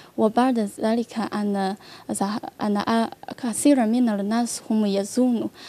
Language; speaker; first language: Arabic; non-native, learner; Chinese